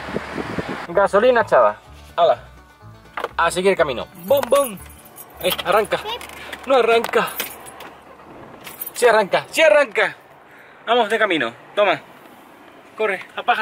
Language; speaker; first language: Spanish; native; Spanish